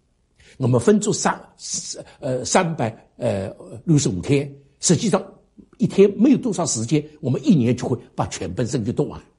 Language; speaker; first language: Chinese; native; Chinese